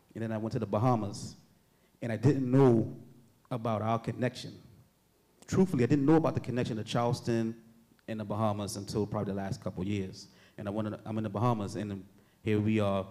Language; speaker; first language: English; native; English